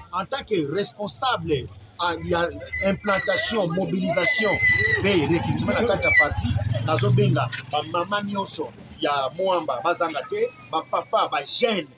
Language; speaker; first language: Lingala; native; Lingala